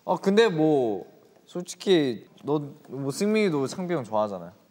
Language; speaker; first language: Korean; non-native, fluent; English